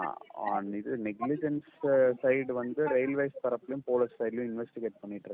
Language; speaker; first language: Tamil; native; Tamil